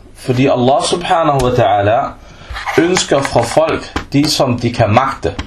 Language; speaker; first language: Danish; non-native, fluent; Arabic